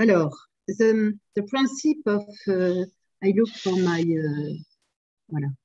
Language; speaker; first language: English; non-native, fluent; French